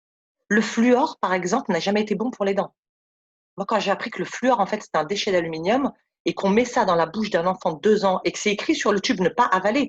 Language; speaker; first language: French; native; French